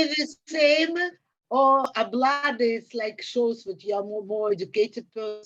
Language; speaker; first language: English; non-native, fluent; Russian